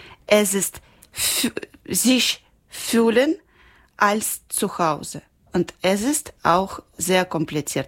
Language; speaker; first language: German; non-native, learner; Ukrainian